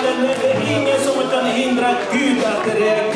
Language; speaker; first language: Swedish; non-native, learner; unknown